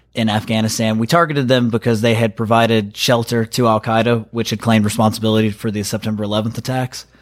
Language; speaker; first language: English; native; English